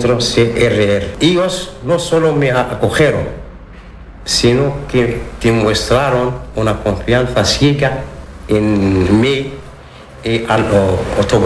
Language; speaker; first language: Spanish; non-native, learner; Arabic